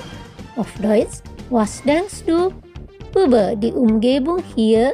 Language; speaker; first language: German; non-native, fluent; Indonesian